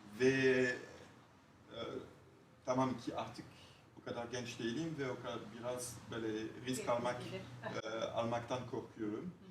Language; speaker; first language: Turkish; non-native, fluent; French